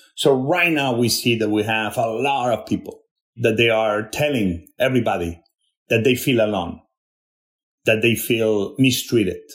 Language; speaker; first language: English; non-native, fluent; Spanish